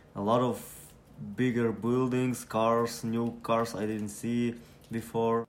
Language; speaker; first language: English; non-native, learner; Ukrainian